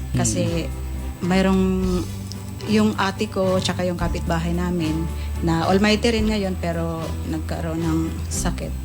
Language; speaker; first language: Filipino; non-native, local second language; Waray